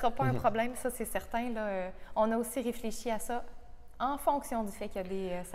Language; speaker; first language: French; native; French